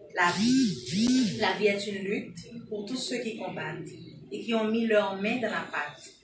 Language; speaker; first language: French; non-native, local second language; Haitian Creole